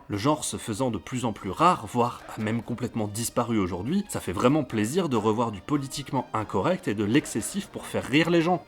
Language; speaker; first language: French; native; French